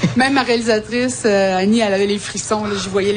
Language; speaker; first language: French; native; French